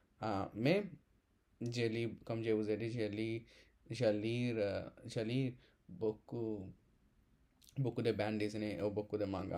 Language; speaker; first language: French; non-native, learner; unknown